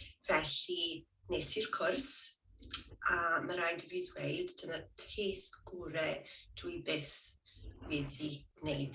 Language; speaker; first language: Welsh; native; Welsh